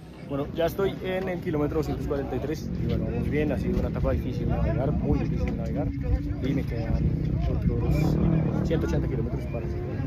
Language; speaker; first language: Spanish; native; Spanish